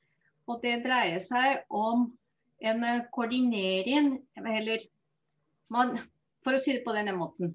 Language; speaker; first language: Norwegian; non-native, fluent; Spanish